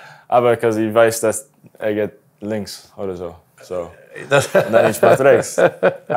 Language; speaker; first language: German; non-native, learner; English